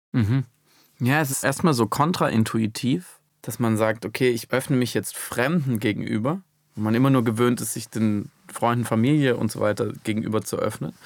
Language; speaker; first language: German; native; German